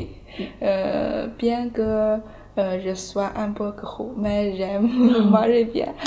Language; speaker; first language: French; non-native, learner; Chinese